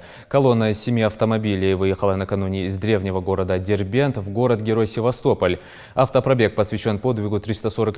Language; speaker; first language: Russian; native; Russian